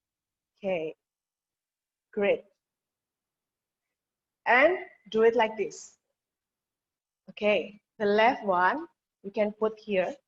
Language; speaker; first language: English; non-native, learner; Indonesian